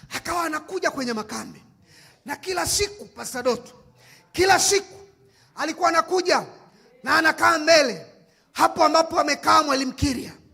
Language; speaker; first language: Swahili; native; Swahili